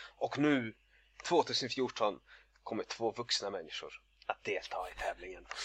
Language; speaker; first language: Swedish; non-native, fluent; Russian